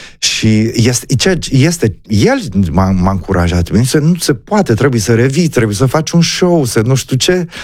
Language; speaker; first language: Romanian; native; Romanian